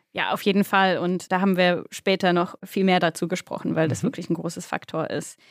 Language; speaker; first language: German; non-native, fluent; English